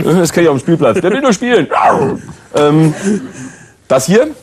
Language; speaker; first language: German; native; German